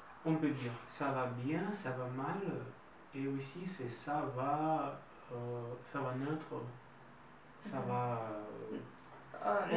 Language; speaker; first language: French; non-native, fluent; Russian